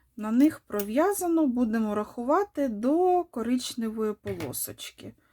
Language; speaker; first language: Ukrainian; non-native, local second language; Russian